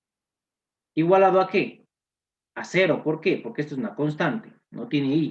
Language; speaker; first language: Spanish; native; Spanish